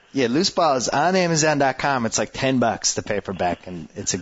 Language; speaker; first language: English; native; English